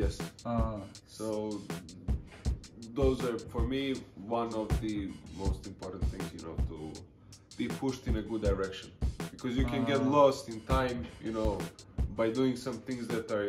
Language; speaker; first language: English; non-native, fluent; Serbian